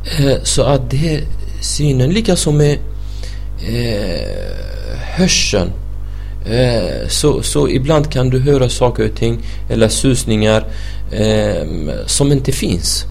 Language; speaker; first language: Swedish; non-native, fluent; Arabic